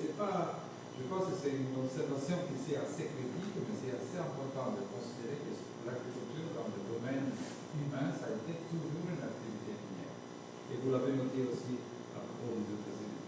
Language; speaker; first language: French; non-native, fluent; Italian